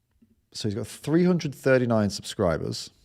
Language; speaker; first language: English; native; English